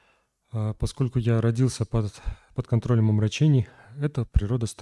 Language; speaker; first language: Russian; native; Russian